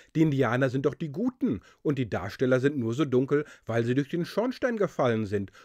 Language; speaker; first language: German; native; German